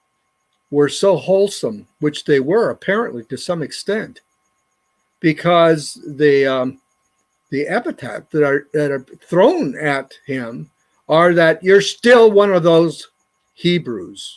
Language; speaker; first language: English; native; English